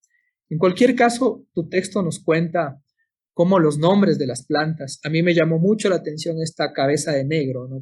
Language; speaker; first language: Spanish; native; Spanish